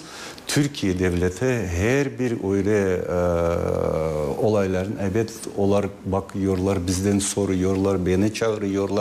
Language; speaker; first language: Turkish; non-native, fluent; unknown